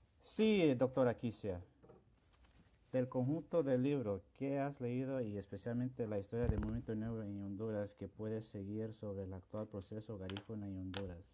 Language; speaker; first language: Spanish; non-native, local second language; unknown